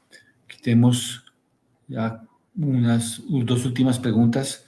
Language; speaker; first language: Spanish; native; Spanish